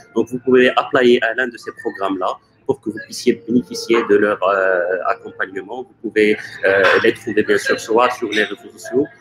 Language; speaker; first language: French; non-native, local second language; Arabic